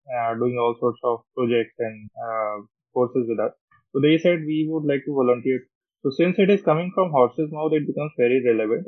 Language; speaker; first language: English; non-native, local second language; Hindi